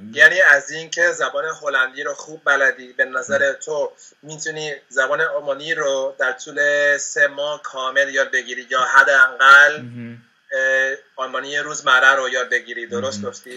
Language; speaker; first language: Persian; non-native, fluent; Spanish